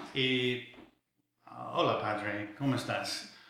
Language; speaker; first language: Spanish; non-native, fluent; English